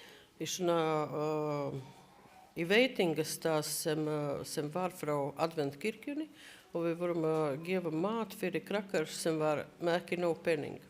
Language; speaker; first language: Icelandic; non-native, learner; Latvian